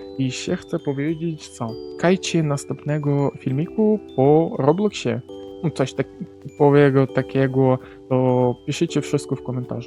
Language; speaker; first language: Polish; non-native, learner; Ukrainian